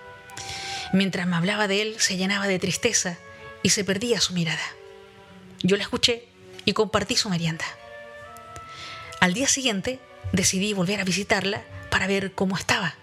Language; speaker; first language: Spanish; native; Spanish